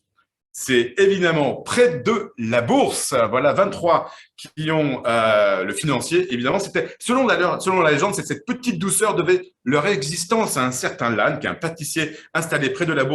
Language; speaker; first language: French; native; French